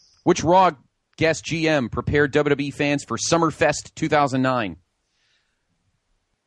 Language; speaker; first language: English; native; English